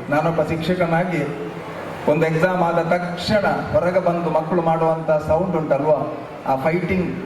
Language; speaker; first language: Kannada; native; Kannada